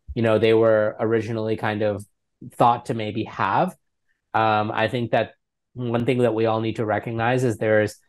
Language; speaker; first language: English; native; English